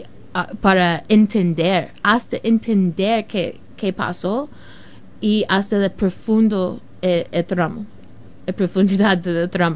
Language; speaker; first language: Spanish; non-native, learner; English